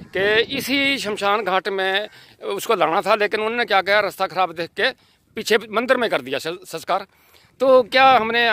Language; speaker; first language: Hindi; native; Hindi